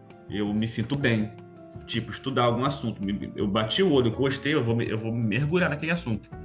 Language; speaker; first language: Portuguese; native; Portuguese